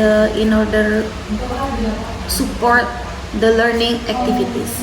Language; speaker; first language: English; non-native, fluent; Indonesian